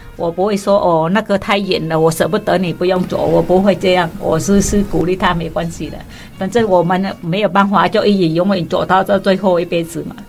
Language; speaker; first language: Chinese; non-native, fluent; Vietnamese